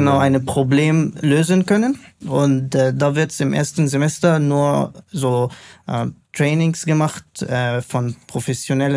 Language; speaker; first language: German; non-native, fluent; Arabic